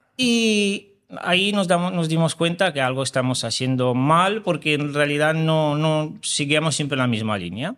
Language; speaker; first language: Spanish; non-native, fluent; Romanian